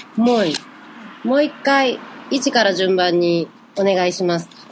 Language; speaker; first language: Japanese; native; Japanese